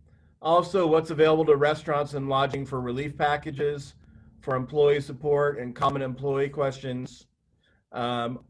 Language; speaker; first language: English; native; English